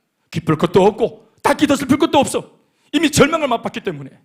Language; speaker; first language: Korean; native; Korean